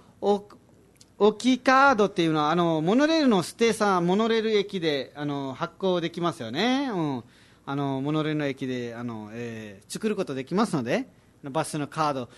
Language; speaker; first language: Japanese; non-native, fluent; Nepali